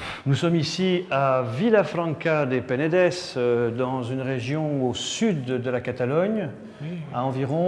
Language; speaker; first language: French; native; French